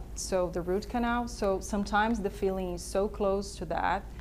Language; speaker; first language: English; non-native, fluent; Portuguese